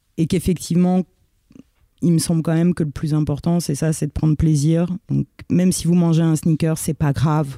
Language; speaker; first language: French; early bilingual, other home language; Romanian